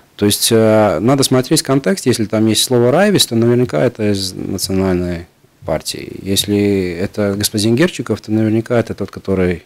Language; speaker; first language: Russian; non-native, local second language; Latvian